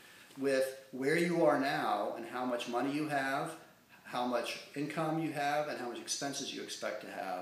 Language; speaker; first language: English; native; English